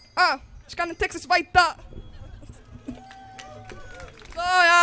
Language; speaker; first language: German; non-native, learner; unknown